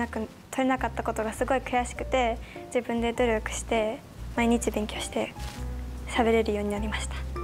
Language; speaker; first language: Japanese; non-native, fluent; English